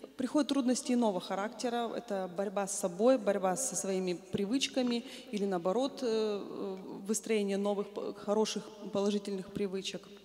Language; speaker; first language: Russian; native; Russian